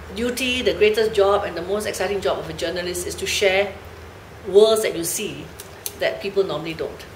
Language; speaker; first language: English; native; English